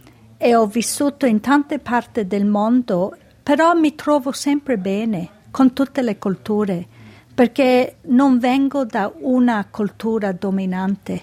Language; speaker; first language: Italian; early bilingual, heritage; Italian